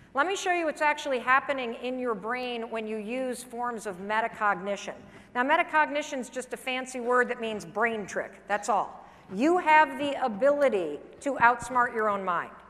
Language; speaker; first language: English; native; English